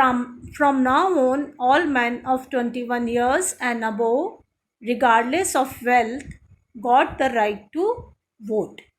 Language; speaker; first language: English; non-native, local second language; Hindi